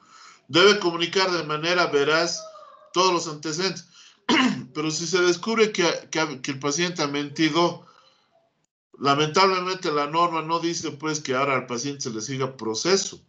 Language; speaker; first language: Spanish; native; Spanish